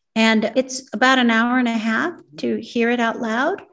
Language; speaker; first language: English; early bilingual, other home language; Spanish